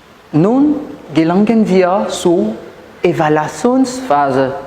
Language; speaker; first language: German; non-native, learner; French